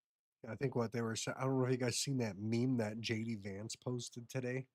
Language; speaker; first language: English; native; English